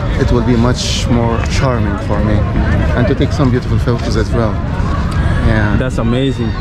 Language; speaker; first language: English; non-native, fluent; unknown